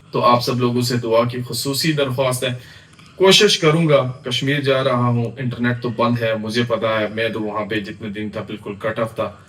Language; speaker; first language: Urdu; non-native, local second language; Pahari-Potwari